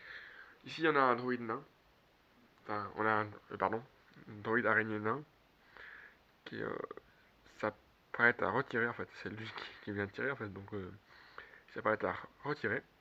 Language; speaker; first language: French; native; French